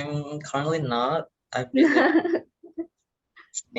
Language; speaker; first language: English; non-native, learner; Indonesian